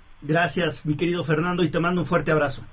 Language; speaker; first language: Spanish; native; Spanish